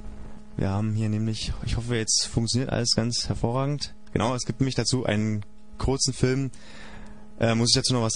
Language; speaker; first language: German; native; German